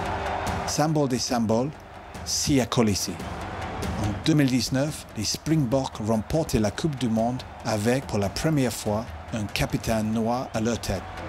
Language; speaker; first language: French; native; French